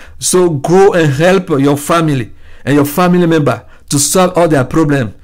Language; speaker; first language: English; non-native, fluent; Ewe